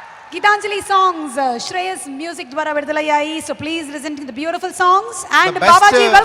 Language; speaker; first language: Telugu; native; Telugu